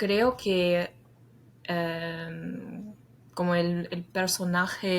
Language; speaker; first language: Spanish; non-native, fluent; English